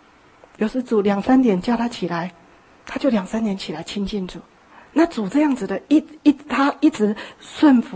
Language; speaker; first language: Chinese; native; Chinese